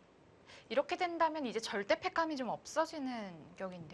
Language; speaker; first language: Korean; native; Korean